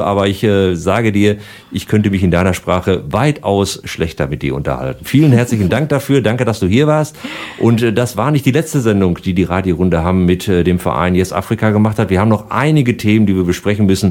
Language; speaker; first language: German; native; German